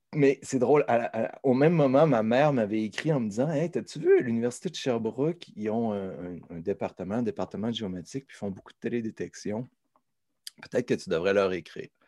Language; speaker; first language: French; native; French